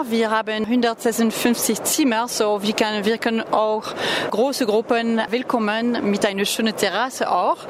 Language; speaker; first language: German; non-native, learner; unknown